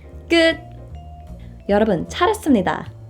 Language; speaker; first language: Korean; non-native, fluent; English